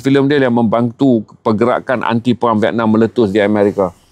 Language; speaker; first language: Malay; native; Malay